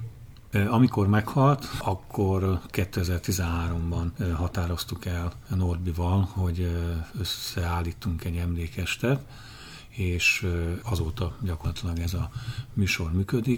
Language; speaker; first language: Hungarian; native; Hungarian